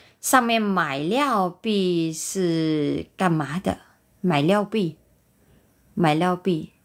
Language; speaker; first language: Chinese; non-native, learner; Vietnamese